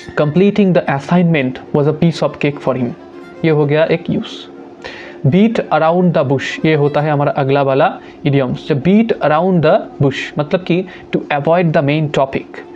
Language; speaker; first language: Hindi; non-native, local second language; Bangla